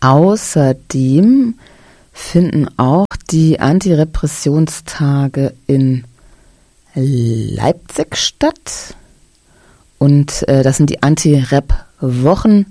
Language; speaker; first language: German; native; German